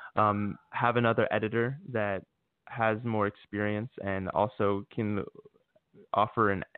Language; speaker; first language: English; native; English